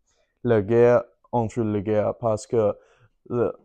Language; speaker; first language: French; non-native, learner; English